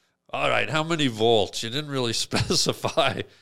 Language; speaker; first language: English; native; English